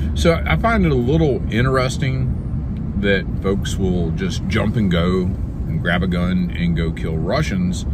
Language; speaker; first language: English; native; English